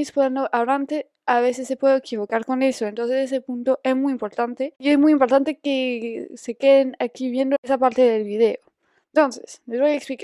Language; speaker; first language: Spanish; non-native, fluent; French